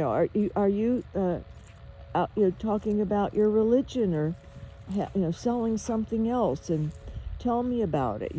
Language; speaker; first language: English; native; English